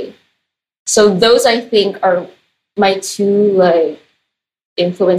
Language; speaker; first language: English; non-native, local second language; Filipino